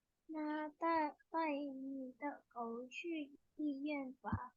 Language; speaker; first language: Chinese; non-native, learner; Indonesian